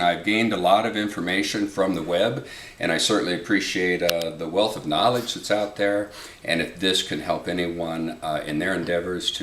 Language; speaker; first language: English; native; English